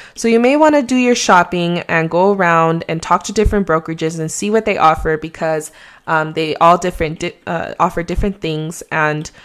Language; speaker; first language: English; non-native, fluent; Spanish